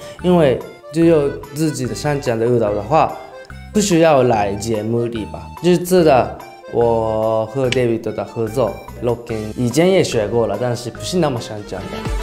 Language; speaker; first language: Chinese; non-native, learner; Japanese